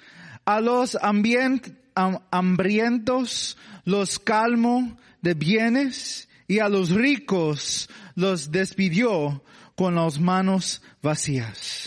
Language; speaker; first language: Spanish; non-native, learner; English